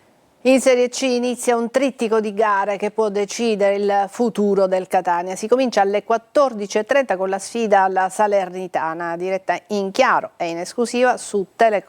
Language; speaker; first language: Italian; native; Italian